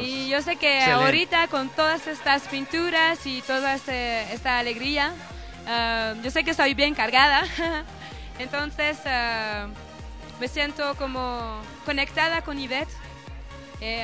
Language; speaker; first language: Spanish; non-native, learner; French